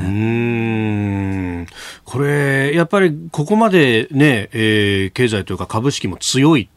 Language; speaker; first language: Japanese; native; Japanese